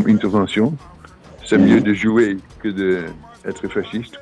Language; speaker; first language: French; non-native, fluent; Dutch